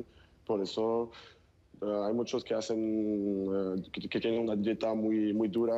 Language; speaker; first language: Spanish; non-native, fluent; French